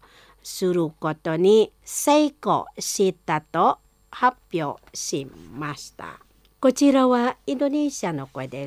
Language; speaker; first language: Japanese; non-native, fluent; Indonesian